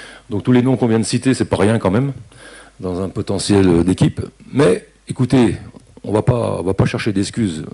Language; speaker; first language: French; native; French